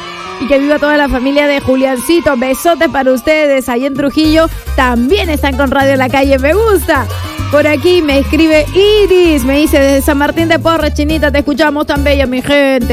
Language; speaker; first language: Spanish; native; Spanish